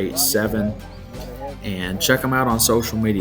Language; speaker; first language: English; native; English